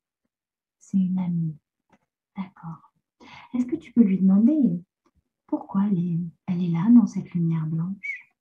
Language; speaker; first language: French; native; French